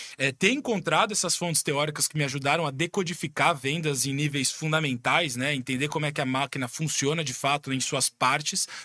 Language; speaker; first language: Portuguese; native; Portuguese